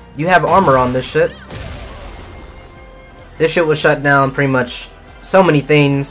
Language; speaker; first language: English; native; English